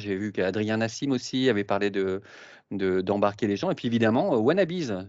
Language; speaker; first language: French; native; French